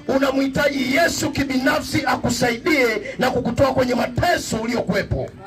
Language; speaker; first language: Swahili; native; Swahili